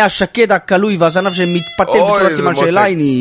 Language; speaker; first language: Hebrew; native; Hebrew